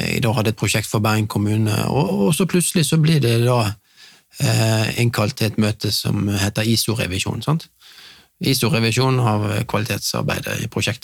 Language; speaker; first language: Norwegian; native; Norwegian